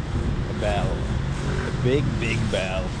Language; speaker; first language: English; non-native, learner; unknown